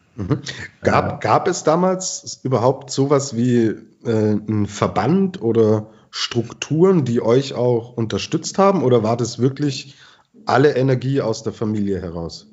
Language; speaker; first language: German; native; German